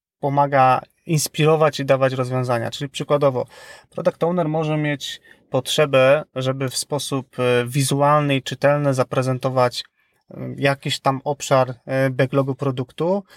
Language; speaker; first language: Polish; native; Polish